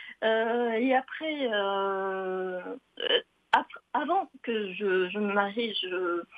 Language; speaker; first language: French; non-native, local second language; Arabic